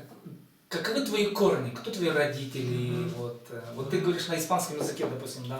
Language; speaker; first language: Russian; native; Russian